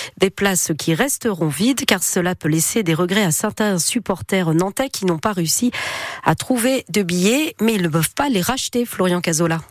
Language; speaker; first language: French; native; French